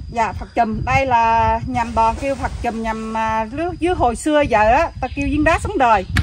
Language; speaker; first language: Vietnamese; non-native, local second language; Khmer